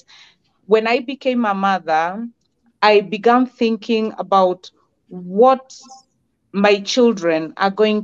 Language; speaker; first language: English; non-native, local second language; Kamba